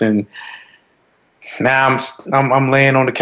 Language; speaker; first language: English; native; English